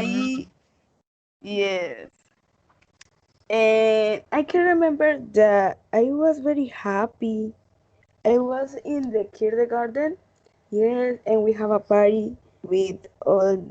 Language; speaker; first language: English; non-native, learner; Spanish